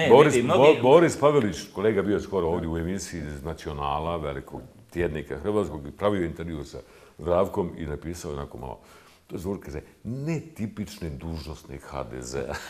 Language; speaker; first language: Bosnian; native; Bosnian